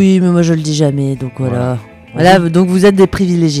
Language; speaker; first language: French; native; French